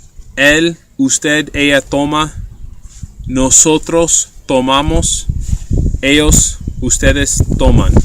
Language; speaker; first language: Spanish; non-native, fluent; English